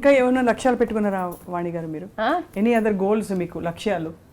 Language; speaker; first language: Telugu; native; Telugu